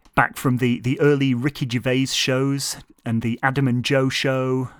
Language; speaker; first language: English; native; English